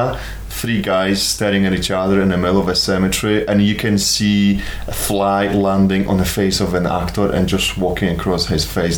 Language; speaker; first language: English; non-native, fluent; Polish